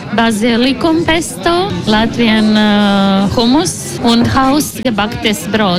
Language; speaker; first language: German; non-native, learner; Latvian